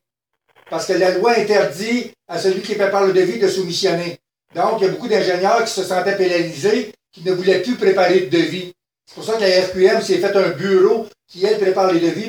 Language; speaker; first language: French; native; French